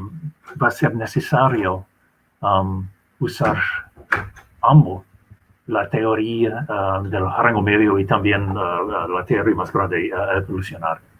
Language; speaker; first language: Spanish; non-native, fluent; English